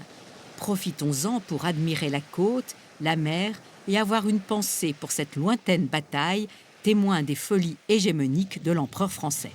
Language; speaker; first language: French; native; French